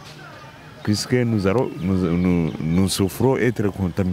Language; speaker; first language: French; non-native, local second language; Kinyarwanda